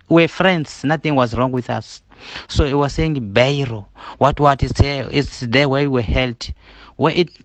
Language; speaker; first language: English; non-native, learner; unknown